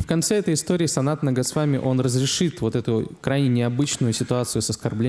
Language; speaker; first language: Russian; native; Russian